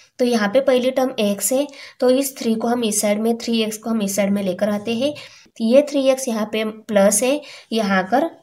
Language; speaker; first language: Hindi; non-native, local second language; Marathi